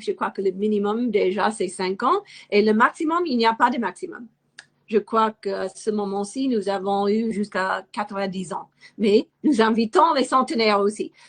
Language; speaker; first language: French; non-native, fluent; English